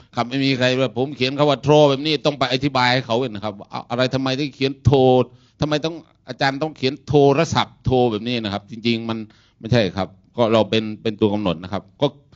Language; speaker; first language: Thai; non-native, local second language; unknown